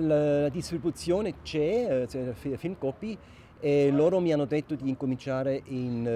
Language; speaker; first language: Italian; non-native, local second language; German